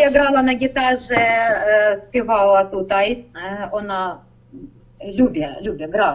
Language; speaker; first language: Polish; non-native, learner; Ukrainian